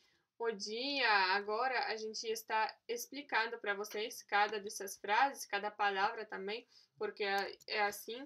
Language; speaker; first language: Portuguese; non-native, fluent; Polish